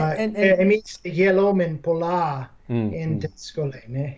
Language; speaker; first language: Greek; non-native, fluent; English